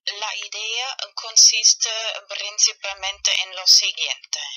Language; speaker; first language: Spanish; non-native, fluent; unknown